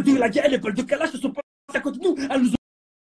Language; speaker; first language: French; native; French